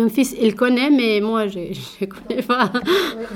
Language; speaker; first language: French; non-native, learner; Albanian